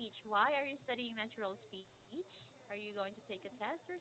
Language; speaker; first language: English; non-native, fluent; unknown